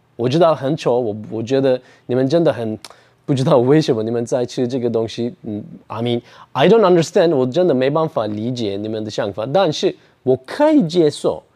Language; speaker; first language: Chinese; non-native, fluent; Turkish